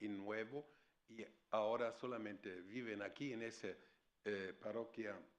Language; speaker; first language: Spanish; non-native, fluent; German